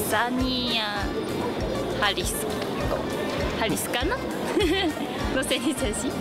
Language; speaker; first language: Spanish; non-native, fluent; Japanese